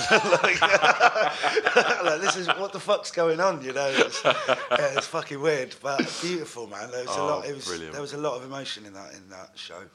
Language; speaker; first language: English; native; English